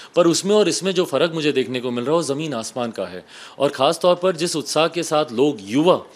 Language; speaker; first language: Hindi; native; Hindi